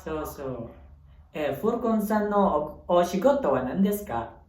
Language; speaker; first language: Japanese; non-native, learner; Indonesian